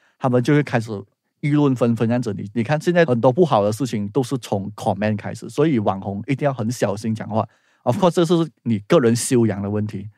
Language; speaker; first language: Chinese; native; Chinese